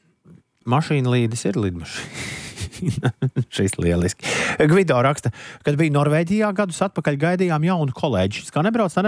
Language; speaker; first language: Latvian; native; Latvian